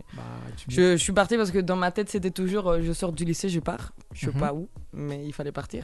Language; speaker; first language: French; non-native, fluent; Spanish